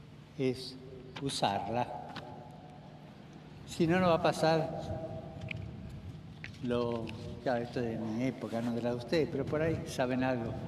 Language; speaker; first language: Spanish; native; Spanish